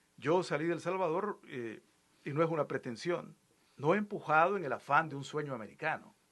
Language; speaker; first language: Spanish; native; Spanish